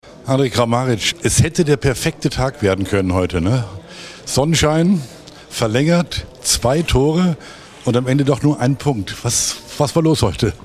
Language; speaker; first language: German; native; German